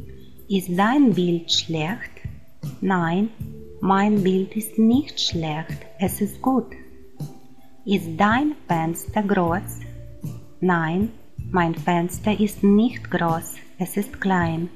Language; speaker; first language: German; non-native, fluent; Ukrainian